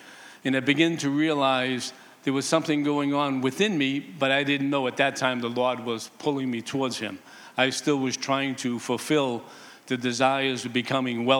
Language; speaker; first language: English; native; English